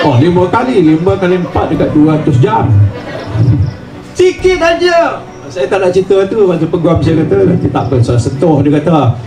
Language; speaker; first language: Malay; native; Malay